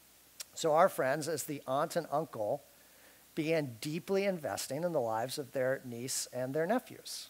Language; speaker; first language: English; native; English